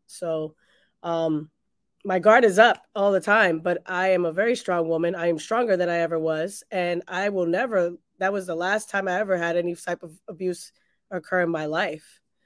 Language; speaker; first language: English; early bilingual, other home language; Spanish